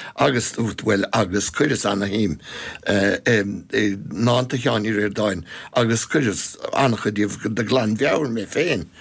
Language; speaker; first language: Irish; non-native, local second language; English